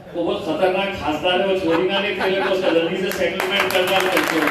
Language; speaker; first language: Hindi; non-native, local second language; Marathi